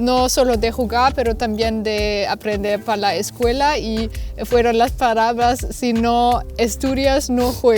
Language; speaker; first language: Spanish; non-native, fluent; German